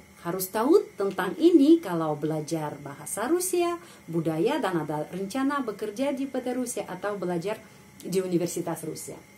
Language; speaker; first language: Indonesian; non-native, fluent; Russian